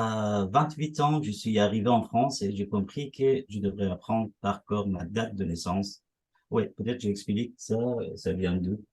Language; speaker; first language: French; non-native, fluent; Persian